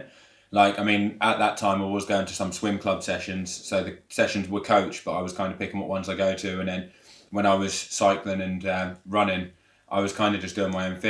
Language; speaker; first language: English; native; English